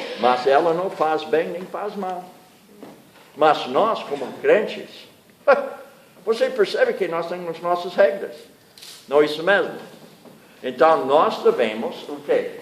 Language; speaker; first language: Portuguese; non-native, fluent; English